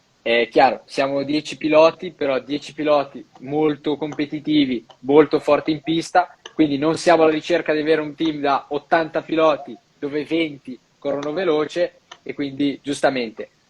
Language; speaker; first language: Italian; non-native, fluent; Portuguese